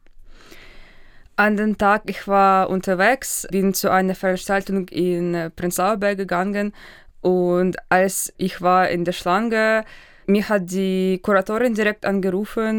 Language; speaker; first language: German; non-native, fluent; Russian